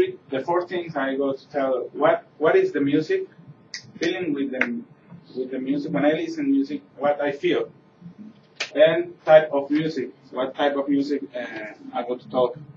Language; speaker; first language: English; non-native, learner; Spanish